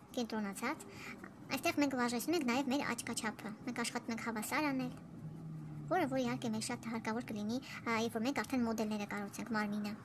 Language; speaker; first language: Armenian; early bilingual, heritage; Armenian